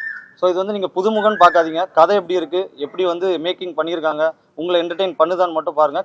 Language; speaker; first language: Tamil; native; Tamil